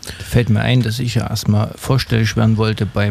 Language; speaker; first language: German; native; German